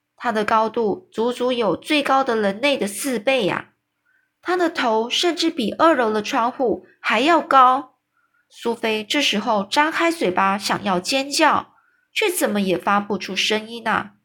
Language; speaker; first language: Chinese; native; Chinese